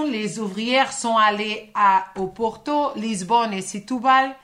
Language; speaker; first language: French; non-native, fluent; Portuguese